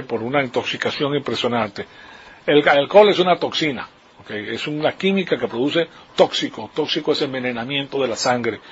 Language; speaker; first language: Spanish; native; Spanish